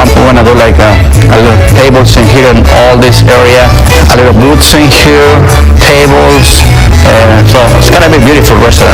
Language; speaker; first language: English; non-native, fluent; Spanish